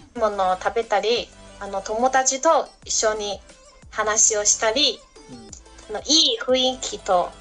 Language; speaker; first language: Japanese; non-native, learner; Chinese